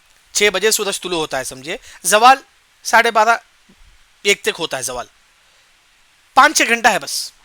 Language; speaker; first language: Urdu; non-native, local second language; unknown